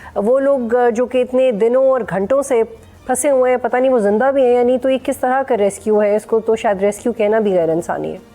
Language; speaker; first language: Urdu; native; Urdu